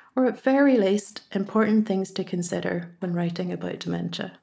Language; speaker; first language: English; native; English